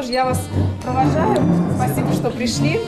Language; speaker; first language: Russian; native; Russian